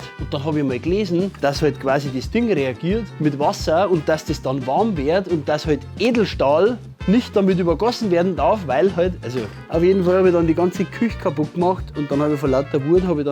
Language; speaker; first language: German; native; German